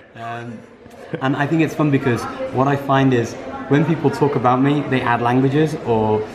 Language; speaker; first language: English; native; English